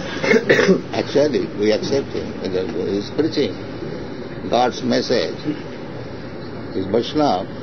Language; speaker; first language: English; non-native, local second language; Bangla